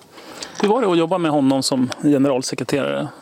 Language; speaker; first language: Swedish; native; Swedish